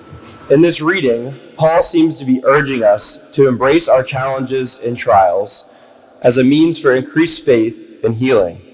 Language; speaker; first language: English; native; English